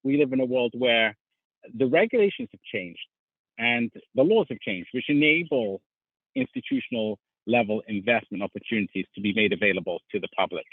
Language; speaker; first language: English; native; English